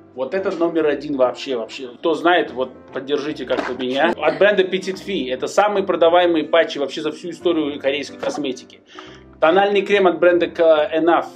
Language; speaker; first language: Russian; native; Russian